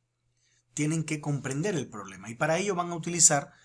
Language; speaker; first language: Spanish; native; Spanish